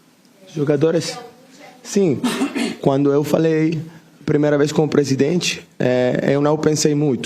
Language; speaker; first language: Portuguese; non-native, learner; Italian